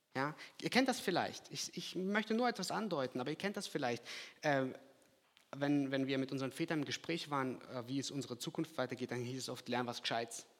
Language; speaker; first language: German; early bilingual, other home language; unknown